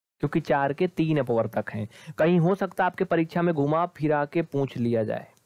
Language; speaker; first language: Hindi; native; Hindi